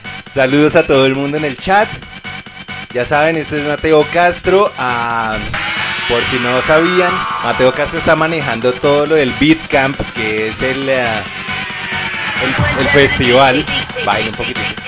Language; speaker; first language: Spanish; native; Spanish